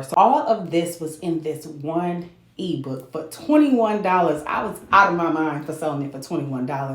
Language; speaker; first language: English; native; English